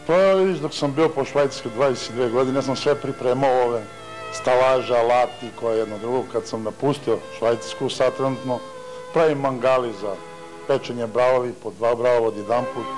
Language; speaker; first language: Bosnian; native; Bosnian